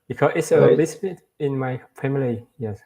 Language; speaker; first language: English; non-native, learner; Vietnamese